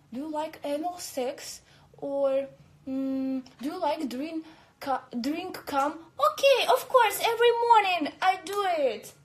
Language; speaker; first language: English; non-native, learner; Russian